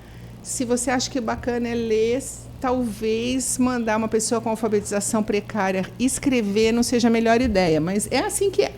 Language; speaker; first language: Portuguese; native; Portuguese